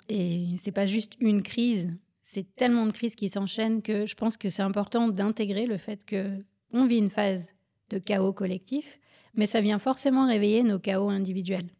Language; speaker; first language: French; native; French